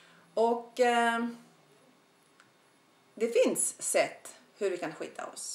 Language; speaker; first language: Swedish; non-native, fluent; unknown